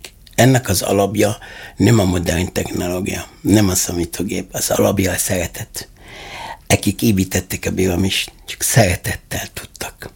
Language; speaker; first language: Hungarian; non-native, fluent; Arabic